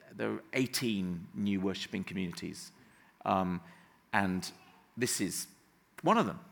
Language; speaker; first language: English; native; English